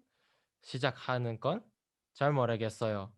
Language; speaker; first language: Korean; non-native, learner; Indonesian